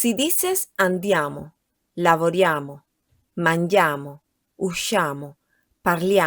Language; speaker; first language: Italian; non-native, fluent; Spanish